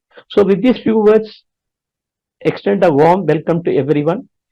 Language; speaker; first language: English; non-native, local second language; Tamil